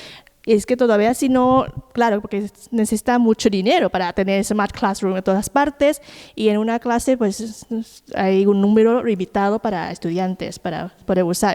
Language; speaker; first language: Spanish; non-native, fluent; Thai